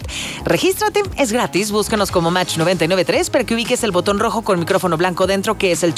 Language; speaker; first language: Spanish; native; Spanish